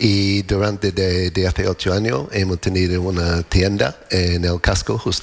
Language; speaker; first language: Spanish; non-native, learner; English